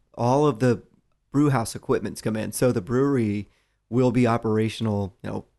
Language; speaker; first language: English; native; English